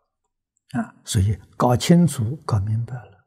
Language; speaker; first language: Chinese; native; Chinese